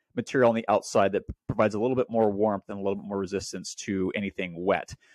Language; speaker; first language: English; native; English